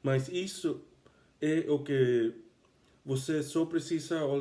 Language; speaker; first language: Portuguese; non-native, fluent; English